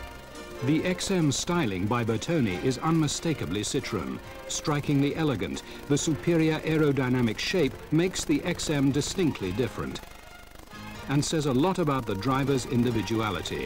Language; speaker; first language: English; native; English